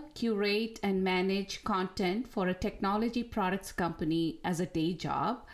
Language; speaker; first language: English; non-native, local second language; Tamil